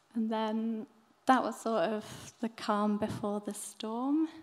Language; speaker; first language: English; native; English